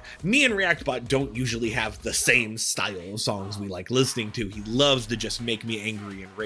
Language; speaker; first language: English; native; English